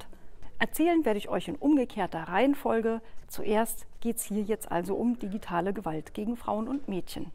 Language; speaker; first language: German; native; German